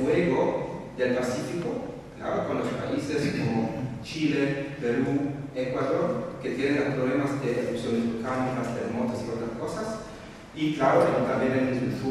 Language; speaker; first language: Spanish; non-native, fluent; German